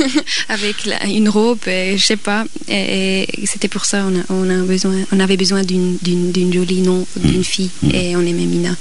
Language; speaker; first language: French; non-native, local second language; German